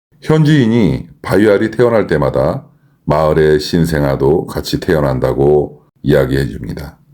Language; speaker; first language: Korean; native; Korean